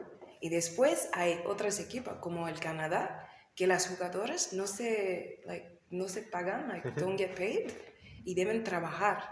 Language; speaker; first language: Spanish; non-native, learner; English